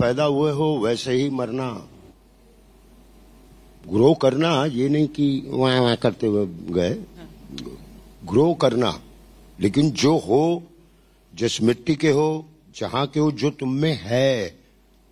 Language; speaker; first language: Hindi; native; Hindi